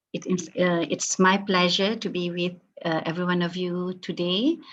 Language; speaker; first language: English; non-native, local second language; Malay